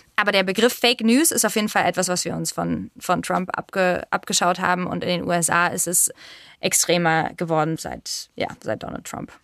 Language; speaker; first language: German; native; German